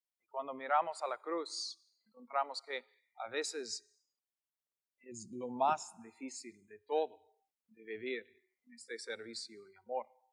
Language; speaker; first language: Spanish; non-native, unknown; English